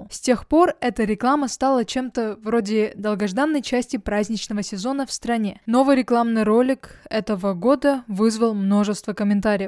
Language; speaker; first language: Russian; native; Russian